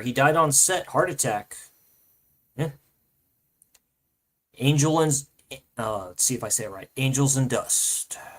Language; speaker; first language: English; native; English